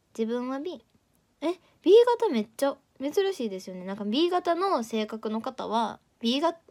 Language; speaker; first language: Japanese; native; Japanese